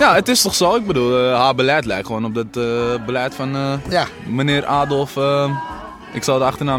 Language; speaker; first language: Dutch; native; Dutch